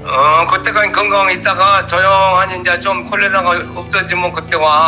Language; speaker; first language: Korean; native; Korean